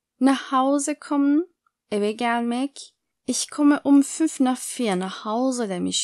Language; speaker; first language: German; non-native, fluent; Turkish